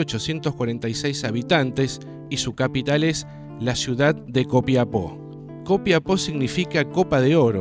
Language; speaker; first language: Spanish; native; Spanish